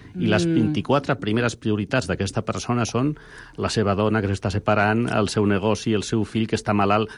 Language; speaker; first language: Catalan; non-native, local second language; Spanish